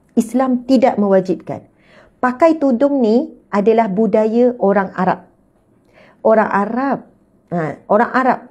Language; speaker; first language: Malay; native; Malay